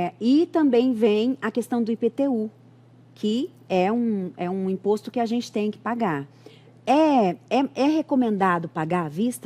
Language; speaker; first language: Portuguese; native; Portuguese